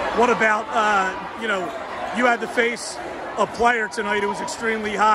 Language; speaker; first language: English; native; English